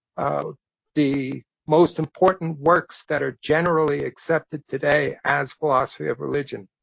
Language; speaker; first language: English; native; English